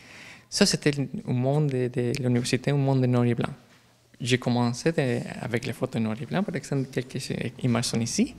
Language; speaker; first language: French; non-native, learner; Spanish